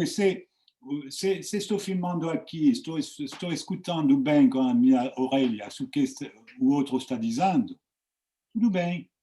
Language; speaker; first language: Portuguese; non-native, fluent; French